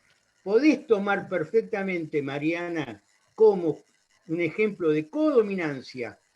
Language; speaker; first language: Spanish; native; Spanish